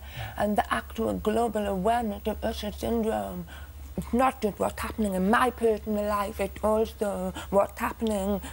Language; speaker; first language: English; native; English